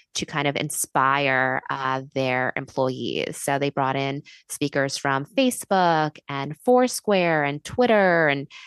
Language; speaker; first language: English; native; English